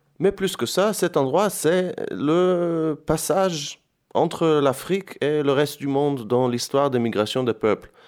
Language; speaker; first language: French; non-native, fluent; Hebrew